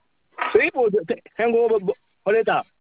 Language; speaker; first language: Spanish; non-native, learner; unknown